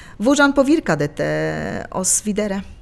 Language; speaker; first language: Norwegian; non-native, local second language; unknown